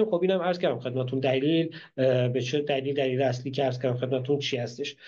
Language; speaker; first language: Persian; native; Persian